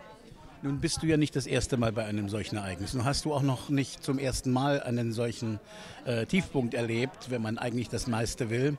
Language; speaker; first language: German; native; German